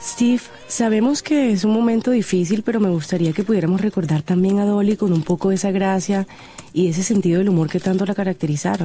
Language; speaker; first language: Spanish; native; Spanish